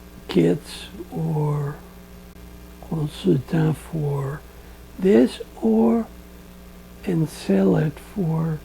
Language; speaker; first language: English; non-native, learner; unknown